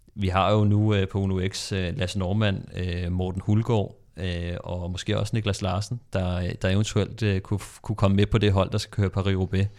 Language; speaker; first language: Danish; native; Danish